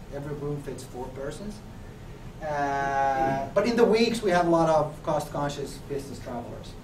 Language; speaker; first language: English; non-native, fluent; Finnish